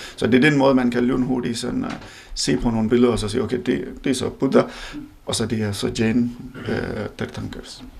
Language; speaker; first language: Danish; non-native, fluent; Hindi